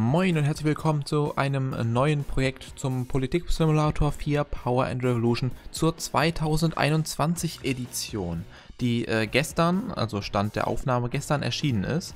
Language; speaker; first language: German; native; German